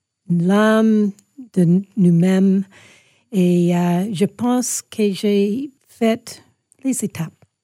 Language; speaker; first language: French; non-native, fluent; English